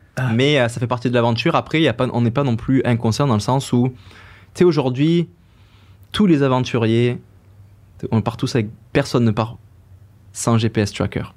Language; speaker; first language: French; native; French